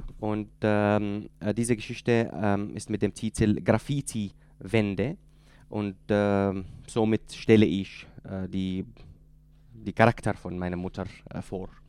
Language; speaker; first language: German; non-native, fluent; Arabic